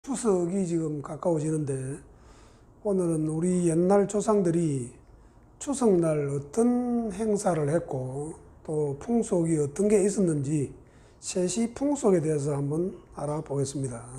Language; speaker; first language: Korean; native; Korean